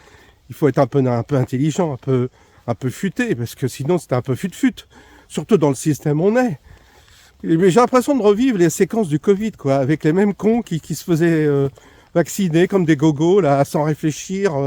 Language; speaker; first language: French; native; French